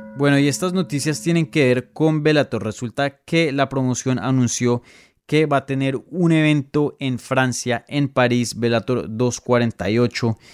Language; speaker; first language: Spanish; native; Spanish